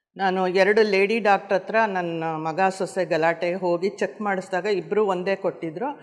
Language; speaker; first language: Kannada; native; Kannada